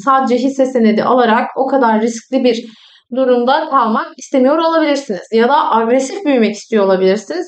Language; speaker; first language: Turkish; native; Turkish